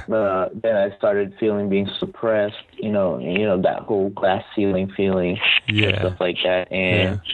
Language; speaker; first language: English; non-native, local second language; Filipino